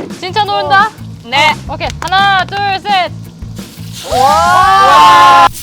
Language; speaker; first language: Korean; non-native, fluent; German